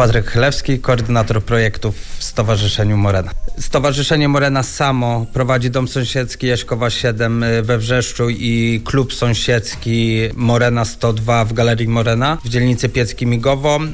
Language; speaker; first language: Polish; native; Polish